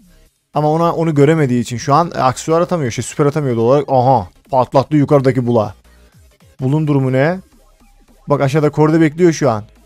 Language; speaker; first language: Turkish; native; Turkish